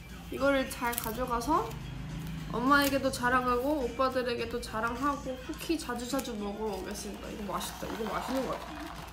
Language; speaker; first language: Korean; early bilingual, heritage; Korean